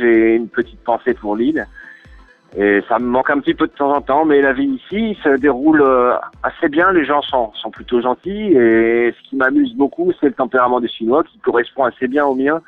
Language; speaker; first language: French; native; French